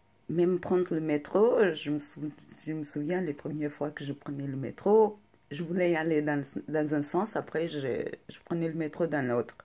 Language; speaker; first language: French; non-native, fluent; Portuguese